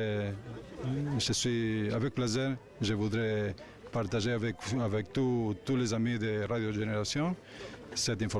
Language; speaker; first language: French; non-native, learner; Hebrew